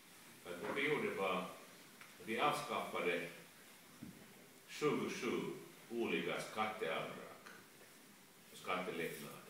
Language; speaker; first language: Swedish; non-native, local second language; Finnish